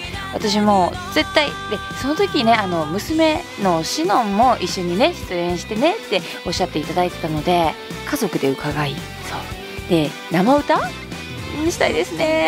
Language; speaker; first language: Japanese; native; Japanese